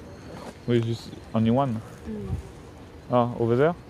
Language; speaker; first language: English; non-native, learner; French